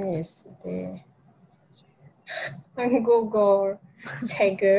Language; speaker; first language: Korean; non-native, learner; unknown